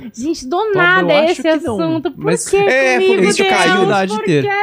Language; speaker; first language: Portuguese; native; Portuguese